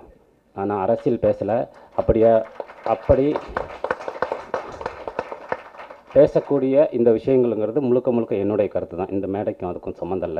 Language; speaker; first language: Tamil; native; Tamil